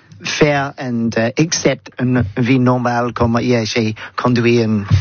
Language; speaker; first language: French; non-native, learner; English